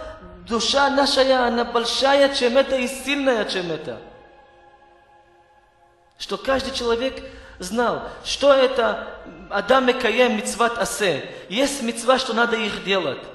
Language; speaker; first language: Russian; non-native, fluent; Hebrew